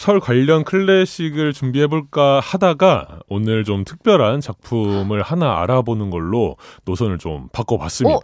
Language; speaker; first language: Korean; native; Korean